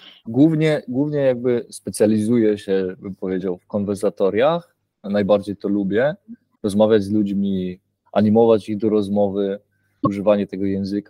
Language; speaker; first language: Polish; early bilingual, heritage; Polish